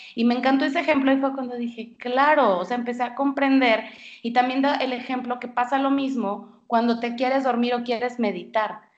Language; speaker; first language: Spanish; native; Spanish